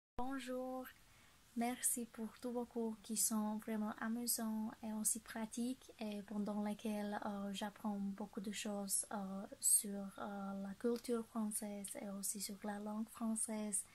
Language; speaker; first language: French; non-native, fluent; Slovak